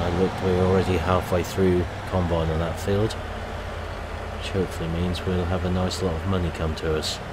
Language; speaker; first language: English; native; English